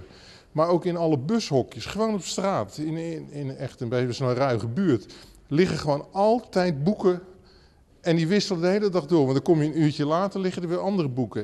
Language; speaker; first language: Dutch; native; Dutch